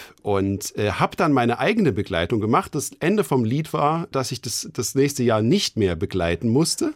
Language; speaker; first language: German; native; German